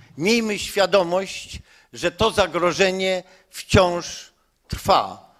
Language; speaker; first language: Polish; native; Polish